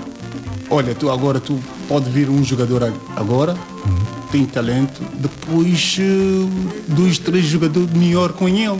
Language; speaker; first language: Portuguese; non-native, learner; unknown